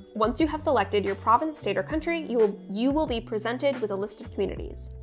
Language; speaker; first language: English; native; English